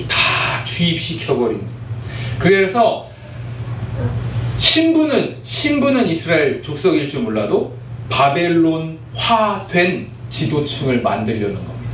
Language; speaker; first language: Korean; native; Korean